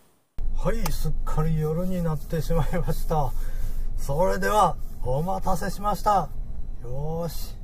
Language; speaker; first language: Japanese; native; Japanese